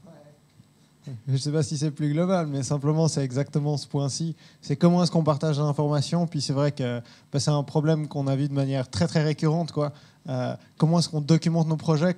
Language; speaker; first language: French; native; French